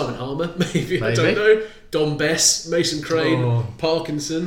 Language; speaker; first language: English; native; English